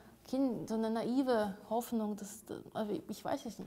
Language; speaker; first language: German; non-native, fluent; Russian